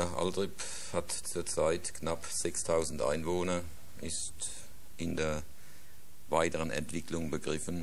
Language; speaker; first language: German; native; German